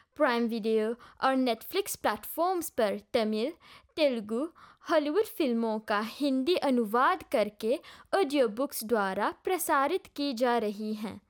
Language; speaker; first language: Hindi; non-native, local second language; Morisyen